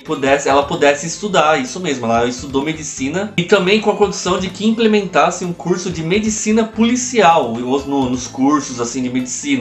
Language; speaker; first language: Portuguese; native; Portuguese